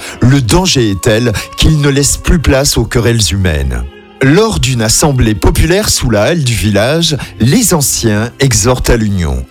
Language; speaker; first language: French; native; French